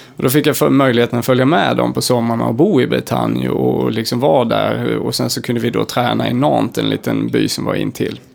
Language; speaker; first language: Swedish; native; Swedish